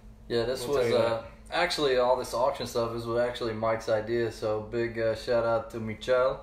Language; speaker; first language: English; native; English